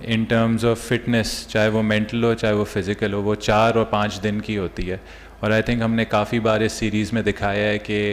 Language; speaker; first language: Urdu; native; Urdu